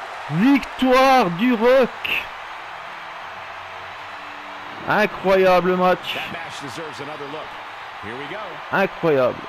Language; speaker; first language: French; native; French